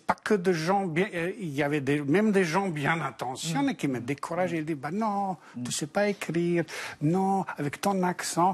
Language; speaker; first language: French; non-native, fluent; Bosnian